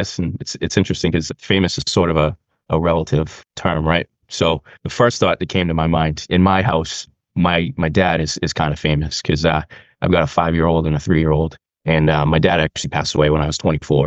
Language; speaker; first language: English; native; English